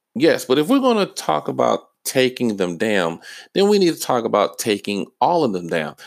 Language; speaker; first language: English; native; English